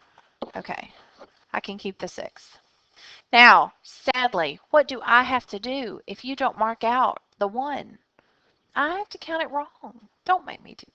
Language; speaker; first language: English; native; English